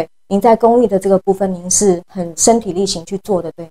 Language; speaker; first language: Chinese; native; Chinese